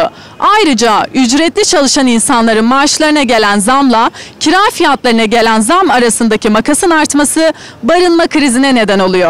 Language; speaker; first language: Turkish; native; Turkish